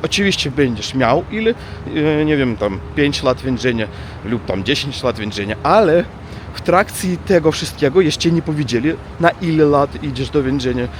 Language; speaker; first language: Polish; non-native, learner; Russian